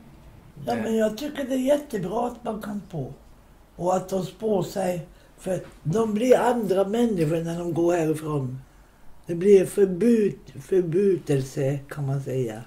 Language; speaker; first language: Swedish; non-native, local second language; Romany